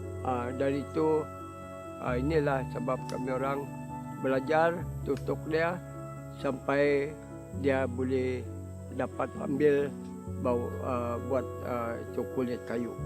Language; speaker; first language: Indonesian; non-native, local second language; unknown